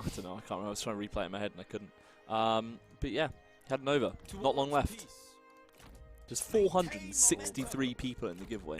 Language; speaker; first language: English; native; English